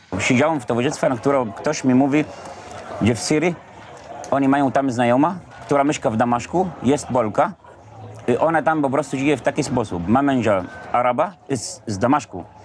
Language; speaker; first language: Polish; non-native, fluent; Arabic